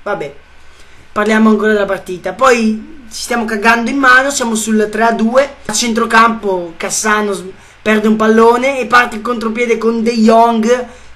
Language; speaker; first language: Italian; native; Italian